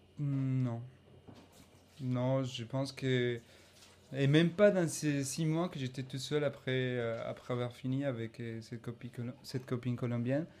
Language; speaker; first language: French; non-native, fluent; Spanish